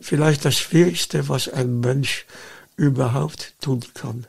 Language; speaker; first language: German; non-native, fluent; Dutch